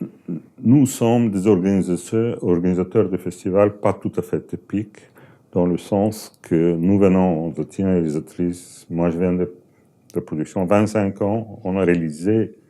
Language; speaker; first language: French; non-native, fluent; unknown